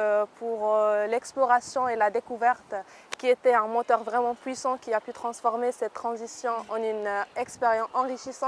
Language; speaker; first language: French; non-native, local second language; Arabic